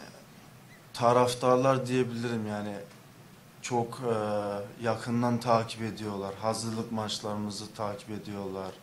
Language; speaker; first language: Turkish; early bilingual, heritage; English